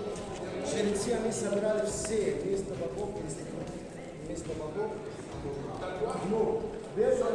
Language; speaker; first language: Russian; non-native, learner; Arabic